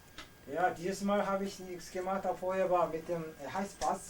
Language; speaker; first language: German; non-native, learner; Korean